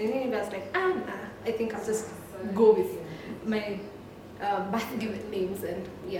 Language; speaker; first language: English; non-native, local second language; Swahili